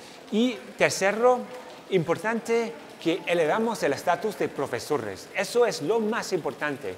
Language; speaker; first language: Spanish; non-native, fluent; English